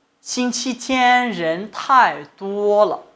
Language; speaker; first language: Chinese; non-native, fluent; Thai